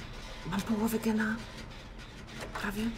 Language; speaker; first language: Polish; native; Polish